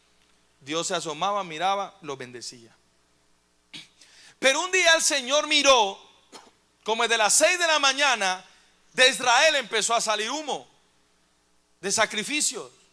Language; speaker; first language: Spanish; native; Spanish